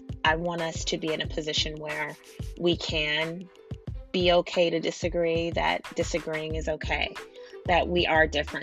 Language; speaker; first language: English; native; English